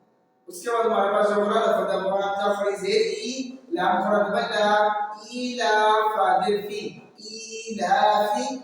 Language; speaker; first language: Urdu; non-native, local second language; Punjabi